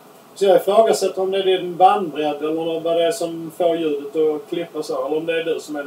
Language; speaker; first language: Swedish; native; Swedish